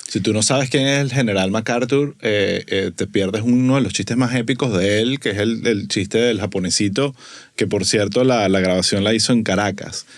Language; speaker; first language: Spanish; native; Spanish